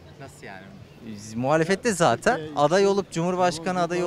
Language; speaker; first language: Turkish; native; Turkish